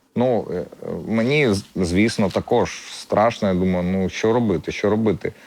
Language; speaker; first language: Ukrainian; non-native, local second language; Russian